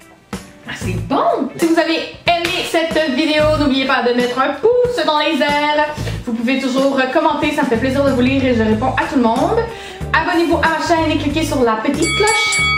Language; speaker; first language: French; native; French